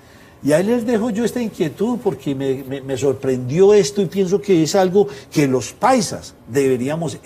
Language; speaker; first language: Spanish; native; Spanish